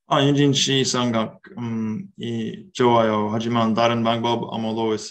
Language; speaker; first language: Korean; non-native, learner; English